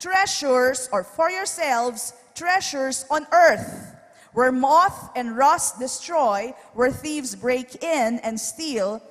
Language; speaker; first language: English; non-native, local second language; Filipino